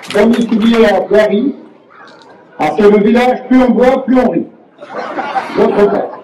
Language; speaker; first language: French; native; French